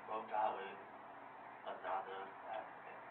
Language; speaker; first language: English; non-native, learner; Chinese